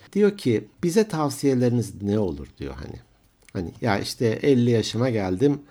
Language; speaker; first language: Turkish; native; Turkish